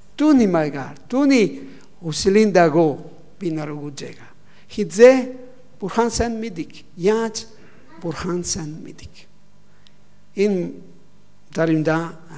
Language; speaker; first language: Mongolian; non-native, learner; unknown